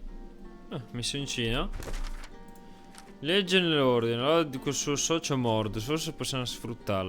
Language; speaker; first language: Italian; native; Italian